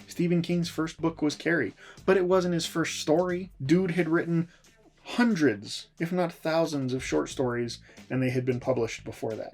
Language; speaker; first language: English; native; English